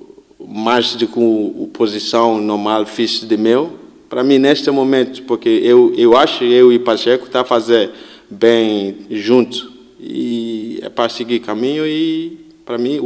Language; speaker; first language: Portuguese; non-native, learner; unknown